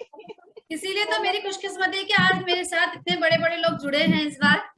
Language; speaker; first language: Hindi; native; Hindi